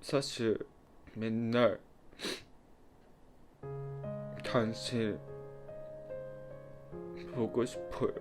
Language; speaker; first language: Korean; non-native, fluent; Japanese